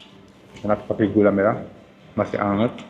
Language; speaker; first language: Indonesian; non-native, fluent; Arabic